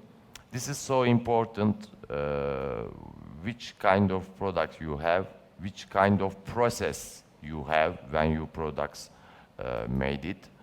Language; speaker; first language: English; non-native, learner; Turkish